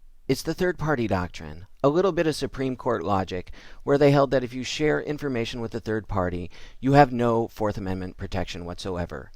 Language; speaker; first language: English; native; English